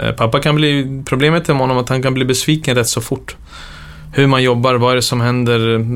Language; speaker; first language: Swedish; early bilingual, other home language; Serbian